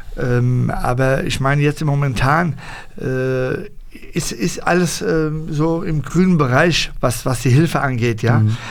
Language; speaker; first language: German; early bilingual, other home language; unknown